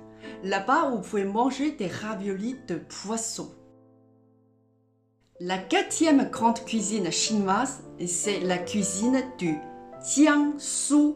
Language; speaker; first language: French; non-native, fluent; Chinese